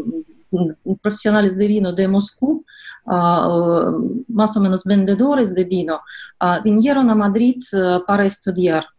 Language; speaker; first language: Spanish; non-native, fluent; Russian